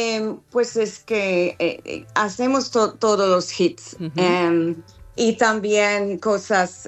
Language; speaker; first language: Spanish; non-native, learner; English